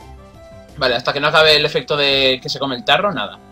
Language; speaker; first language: Spanish; native; Spanish